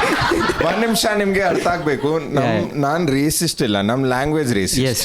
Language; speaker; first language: Kannada; non-native, local second language; Punjabi